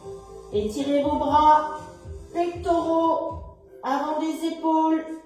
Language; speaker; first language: French; native; French